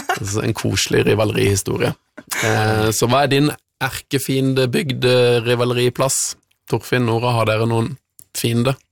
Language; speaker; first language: Norwegian; native; Norwegian